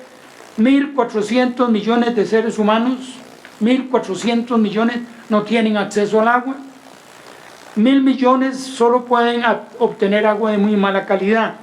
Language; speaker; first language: Spanish; native; Spanish